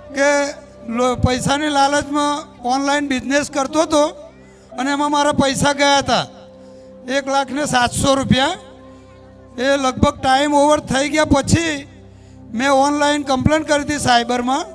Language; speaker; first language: Gujarati; native; Gujarati